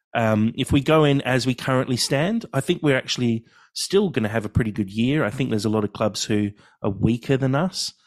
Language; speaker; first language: English; native; English